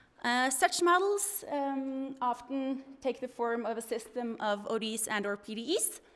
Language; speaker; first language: English; non-native, fluent; Norwegian